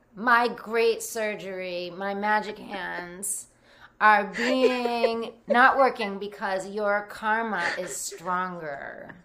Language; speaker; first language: English; native; English